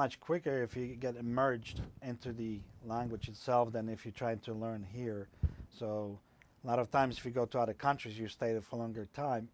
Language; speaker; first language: English; non-native, fluent; Polish